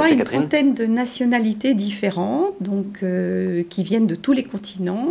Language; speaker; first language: French; native; French